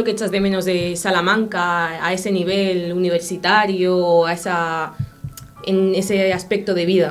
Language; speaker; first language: Spanish; native; Spanish